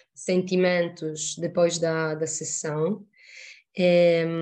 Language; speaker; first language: Portuguese; non-native, fluent; Italian